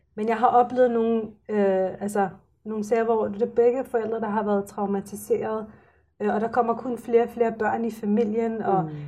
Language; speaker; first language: Danish; early bilingual, other home language; Arabic